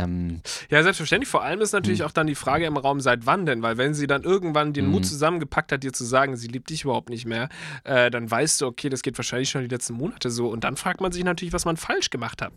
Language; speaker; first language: German; native; German